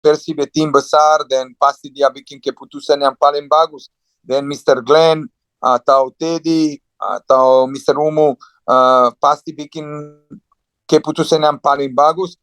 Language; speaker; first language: Indonesian; non-native, fluent; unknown